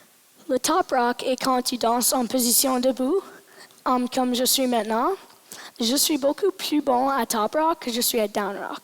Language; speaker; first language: French; non-native, local second language; English